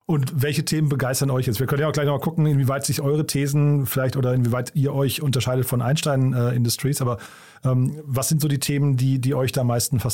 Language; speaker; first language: German; native; German